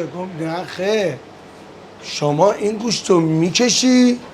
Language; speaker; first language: Persian; native; Persian